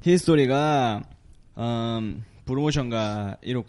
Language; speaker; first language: Japanese; non-native, learner; Korean